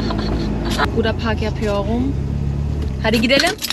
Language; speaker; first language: Turkish; non-native, learner; German